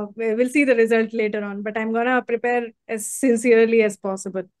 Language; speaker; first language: English; non-native, local second language; Hindi